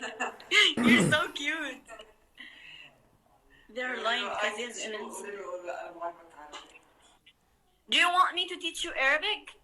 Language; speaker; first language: English; non-native, fluent; Somali